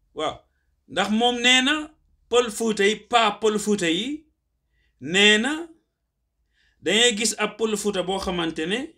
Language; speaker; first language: Wolof; non-native, local second language; Fula